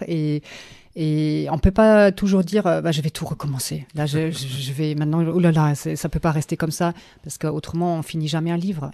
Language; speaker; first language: French; non-native, fluent; German